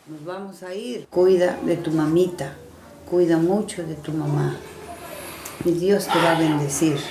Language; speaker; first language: Spanish; native; Spanish